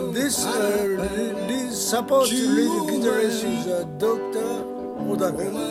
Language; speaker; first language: English; non-native, learner; Japanese